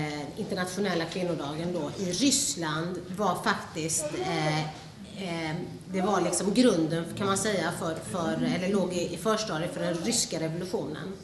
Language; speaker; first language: Swedish; early bilingual, other home language; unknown